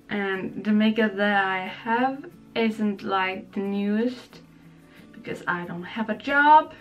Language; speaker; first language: English; non-native, fluent; Swedish